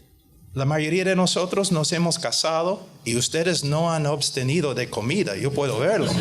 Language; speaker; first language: Spanish; non-native, fluent; English